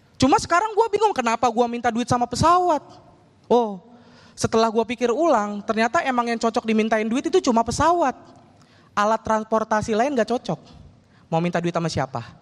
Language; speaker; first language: Indonesian; native; Indonesian